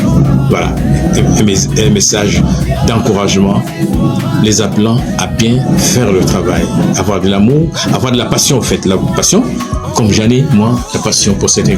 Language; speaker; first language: French; non-native, local second language; Luba-Lulua